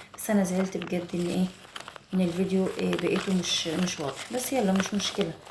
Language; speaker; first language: Arabic; native; Arabic